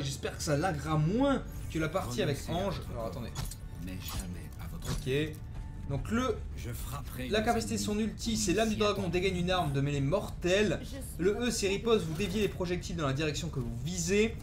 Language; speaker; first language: French; native; French